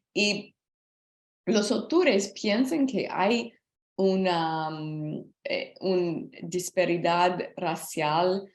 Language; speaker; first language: Spanish; non-native, learner; English